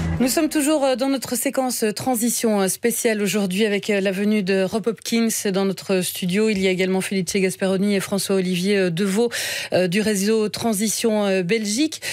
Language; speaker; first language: French; native; French